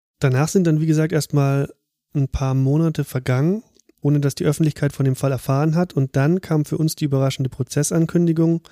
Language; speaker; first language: German; native; German